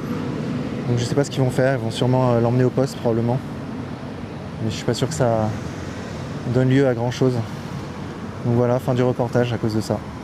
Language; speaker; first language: French; native; French